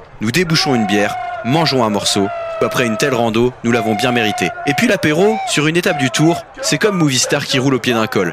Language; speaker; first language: French; native; French